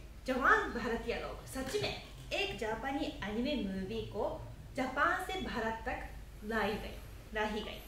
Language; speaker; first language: Hindi; non-native, fluent; Japanese